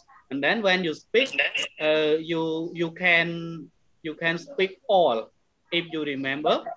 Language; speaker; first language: English; non-native, fluent; Khmer